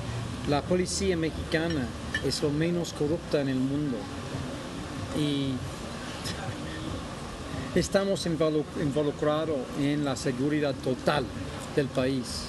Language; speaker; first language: Spanish; non-native, fluent; English